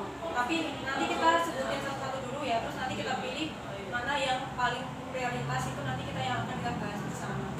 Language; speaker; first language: Indonesian; native; Indonesian